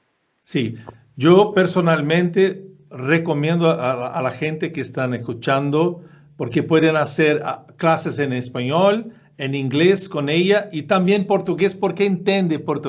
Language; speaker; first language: Spanish; non-native, fluent; Portuguese